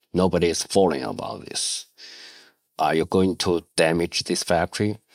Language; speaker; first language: English; non-native, learner; Chinese